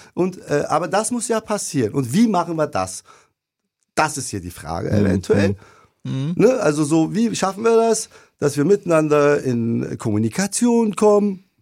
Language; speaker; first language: German; non-native, fluent; Turkish